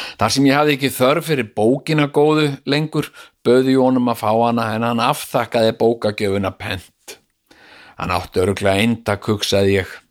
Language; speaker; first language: Icelandic; native; Icelandic